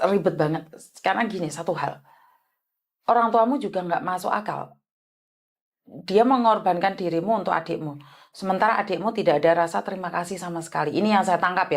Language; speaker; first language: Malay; non-native, local second language; Javanese